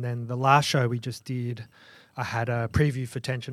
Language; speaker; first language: English; native; English